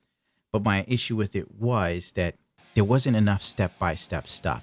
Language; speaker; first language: English; native; English